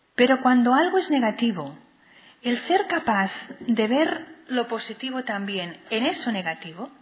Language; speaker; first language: Spanish; non-native, local second language; Catalan